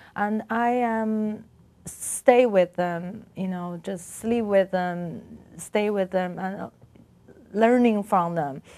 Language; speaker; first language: English; non-native, learner; Chinese